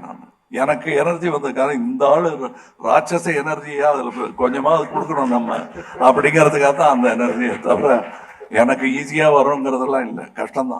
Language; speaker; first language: Tamil; native; Tamil